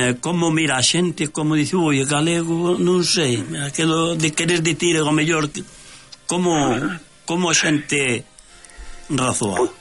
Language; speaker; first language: Galician; native; Galician